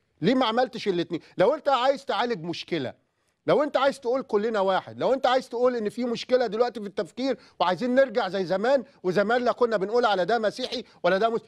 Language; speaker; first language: Arabic; native; Arabic